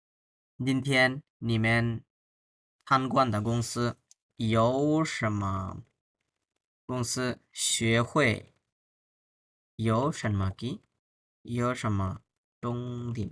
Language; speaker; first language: Chinese; non-native, fluent; Bangla